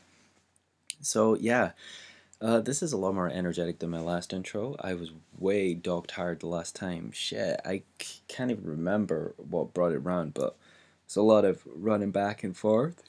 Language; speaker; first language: English; native; English